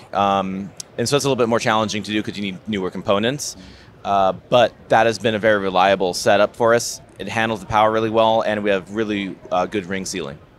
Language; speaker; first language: English; native; English